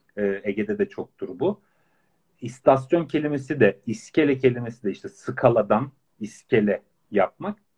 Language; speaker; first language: Turkish; native; Turkish